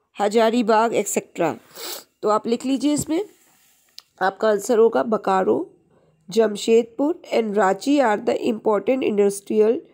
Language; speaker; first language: Hindi; native; Hindi